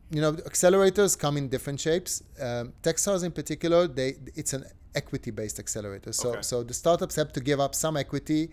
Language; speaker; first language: English; non-native, fluent; Hebrew